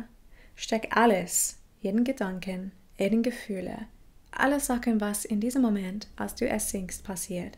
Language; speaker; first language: German; non-native, fluent; English